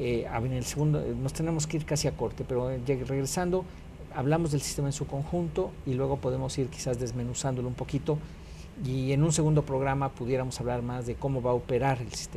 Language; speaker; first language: Spanish; native; Spanish